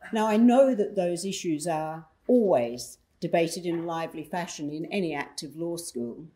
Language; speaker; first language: English; native; English